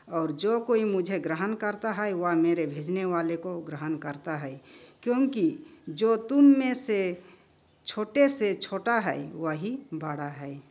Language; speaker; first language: Hindi; non-native, local second language; Bangla